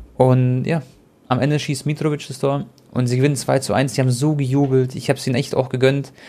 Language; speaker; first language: German; early bilingual, other home language; Croatian